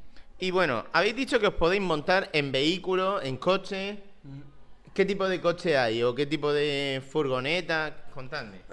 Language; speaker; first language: Spanish; native; Spanish